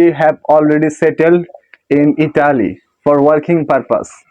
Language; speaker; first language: English; non-native, learner; Bangla